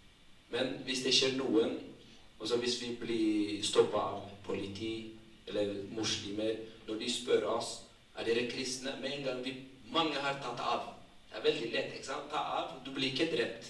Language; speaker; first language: Norwegian; non-native, fluent; Tigrinya